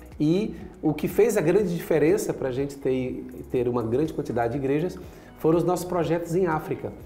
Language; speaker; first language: Portuguese; native; Portuguese